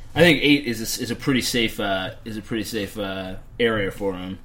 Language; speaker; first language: English; native; English